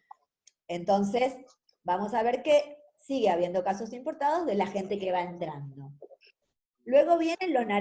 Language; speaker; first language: Spanish; native; Spanish